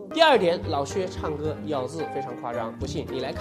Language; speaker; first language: Chinese; native; Chinese